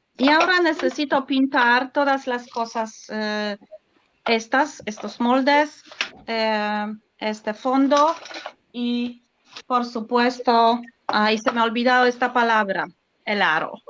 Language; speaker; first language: Spanish; non-native, learner; Polish